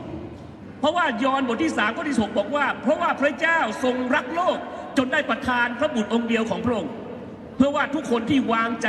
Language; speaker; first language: Thai; native; Thai